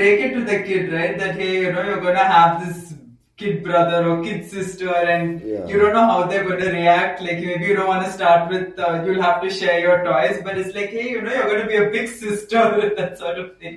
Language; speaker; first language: English; non-native, local second language; Tamil